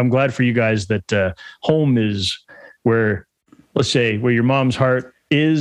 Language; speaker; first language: English; native; English